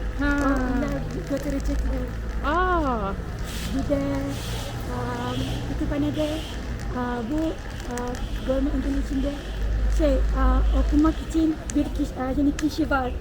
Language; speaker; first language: Turkish; non-native, learner; Malay